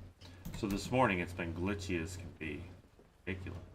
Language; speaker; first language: English; native; English